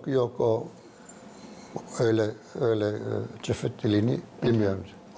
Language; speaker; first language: Turkish; non-native, fluent; Finnish